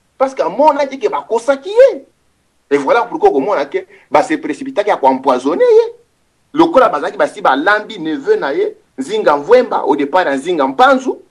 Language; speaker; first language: Lingala; non-native, local second language; Kongo